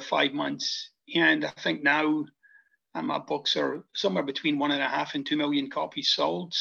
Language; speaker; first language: English; native; English